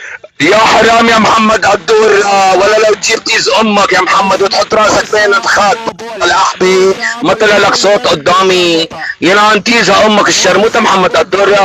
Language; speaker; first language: Arabic; native; Arabic